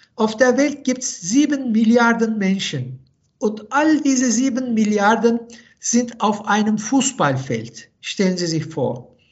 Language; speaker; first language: German; non-native, fluent; Turkish